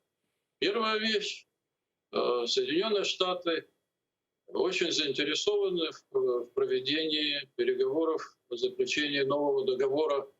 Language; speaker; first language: Russian; native; Russian